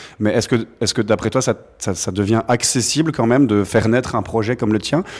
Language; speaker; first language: French; native; French